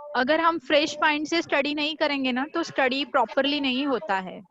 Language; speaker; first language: Hindi; non-native, local second language; Marathi